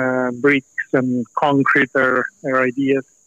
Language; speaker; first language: English; non-native, fluent; Italian